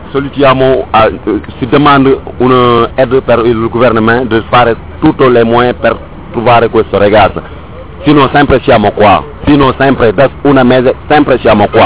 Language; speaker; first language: Italian; non-native, learner; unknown